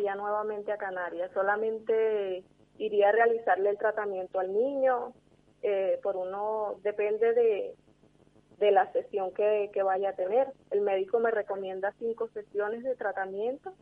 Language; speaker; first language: Spanish; native; Spanish